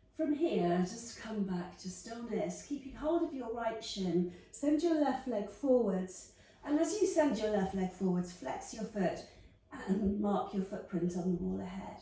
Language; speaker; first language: English; native; English